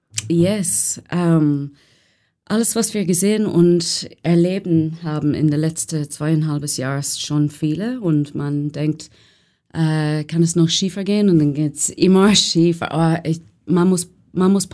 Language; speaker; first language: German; non-native, learner; English